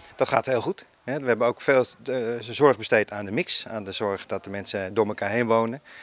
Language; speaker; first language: Dutch; native; Dutch